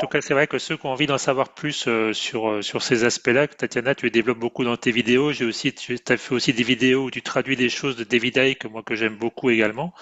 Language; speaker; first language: French; native; French